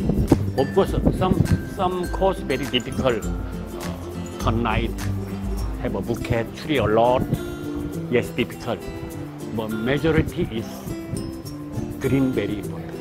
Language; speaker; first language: English; non-native, learner; Korean